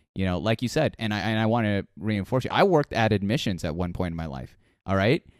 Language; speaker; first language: English; early bilingual, other home language; Filipino